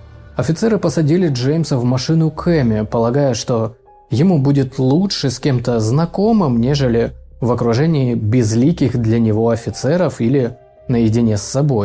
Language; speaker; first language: Russian; native; Russian